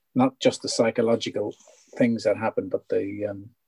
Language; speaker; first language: English; native; English